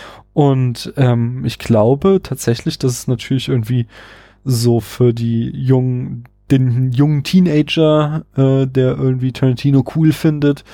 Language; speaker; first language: German; native; German